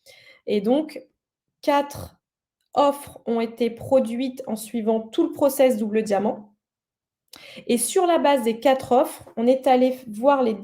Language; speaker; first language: French; native; French